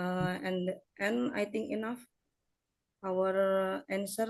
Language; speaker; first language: English; non-native, learner; Indonesian